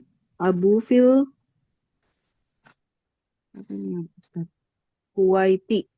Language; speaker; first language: Arabic; non-native, learner; Indonesian